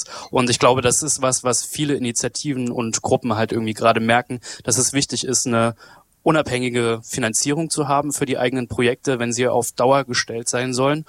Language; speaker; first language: German; native; German